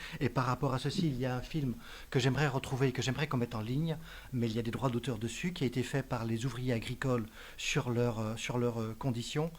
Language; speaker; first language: French; native; French